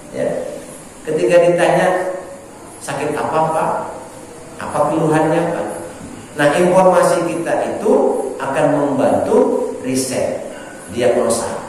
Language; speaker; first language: Indonesian; native; Indonesian